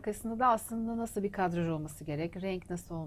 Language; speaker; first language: Turkish; native; Turkish